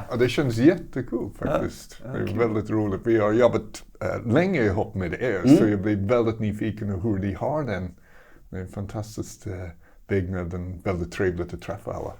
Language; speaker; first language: Swedish; non-native, fluent; English